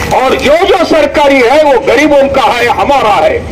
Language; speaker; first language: Hindi; non-native, local second language; Marathi